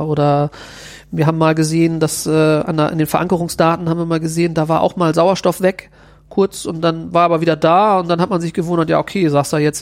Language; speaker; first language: German; native; German